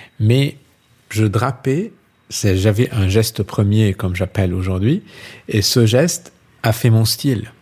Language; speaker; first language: French; non-native, local second language; Arabic